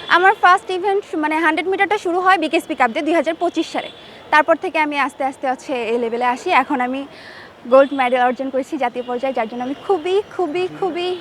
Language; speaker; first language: Bangla; native; Bangla